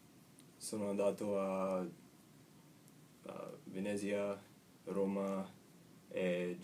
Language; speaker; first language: Italian; non-native, learner; English